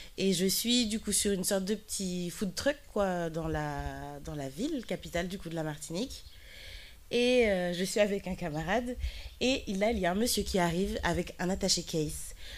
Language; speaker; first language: French; native; French